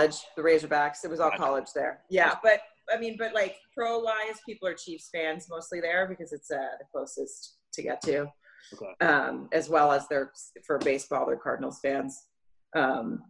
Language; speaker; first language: English; native; English